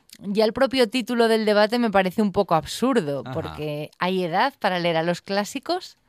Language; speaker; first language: Spanish; native; Spanish